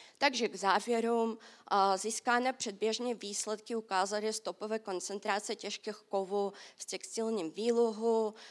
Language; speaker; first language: Czech; non-native, fluent; Russian